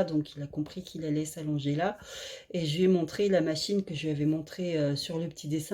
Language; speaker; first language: French; native; French